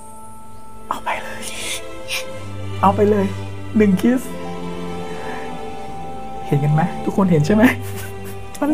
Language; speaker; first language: Thai; native; Thai